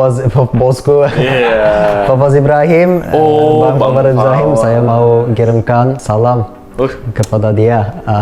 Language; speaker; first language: Indonesian; non-native, learner; Turkish